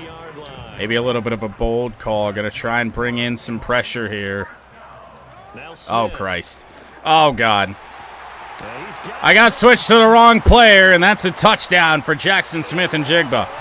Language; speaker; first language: English; native; English